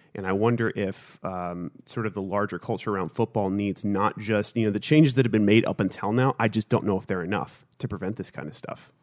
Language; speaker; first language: English; native; English